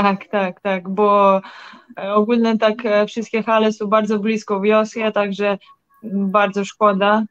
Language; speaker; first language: Polish; non-native, learner; Serbian